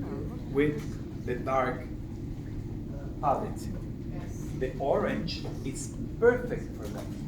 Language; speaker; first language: English; non-native, learner; Spanish